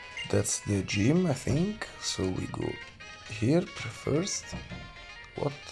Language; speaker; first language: English; non-native, fluent; Italian